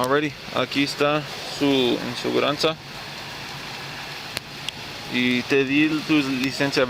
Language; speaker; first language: Spanish; early bilingual, heritage; English